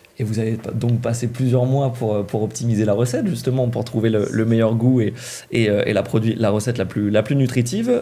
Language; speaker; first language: French; native; French